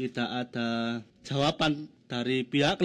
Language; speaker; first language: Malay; non-native, local second language; Javanese